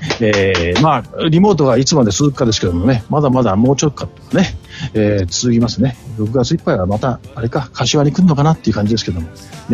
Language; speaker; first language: Japanese; native; Japanese